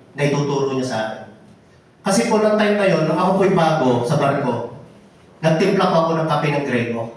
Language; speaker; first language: Filipino; native; Filipino